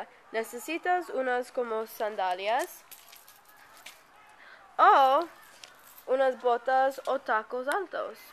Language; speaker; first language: Spanish; non-native, learner; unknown